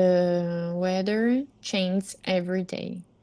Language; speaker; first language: English; non-native, learner; Portuguese